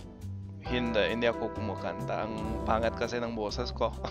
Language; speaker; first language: Filipino; non-native, fluent; English